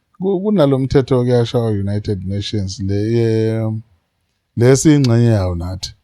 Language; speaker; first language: Zulu; native; Zulu